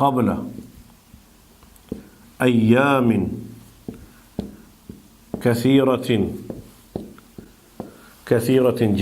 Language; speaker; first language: Arabic; non-native, fluent; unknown